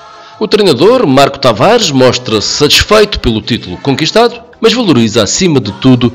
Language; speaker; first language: Portuguese; native; Portuguese